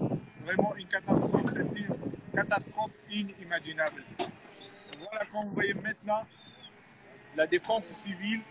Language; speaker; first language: French; non-native, fluent; Arabic